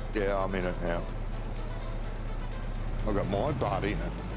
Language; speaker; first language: English; native; English